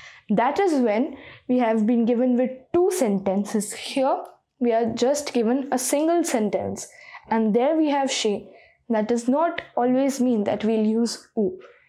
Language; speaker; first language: English; non-native, local second language; Hindi